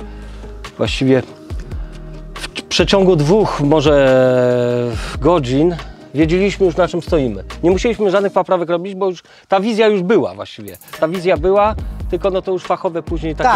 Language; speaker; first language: Polish; native; Polish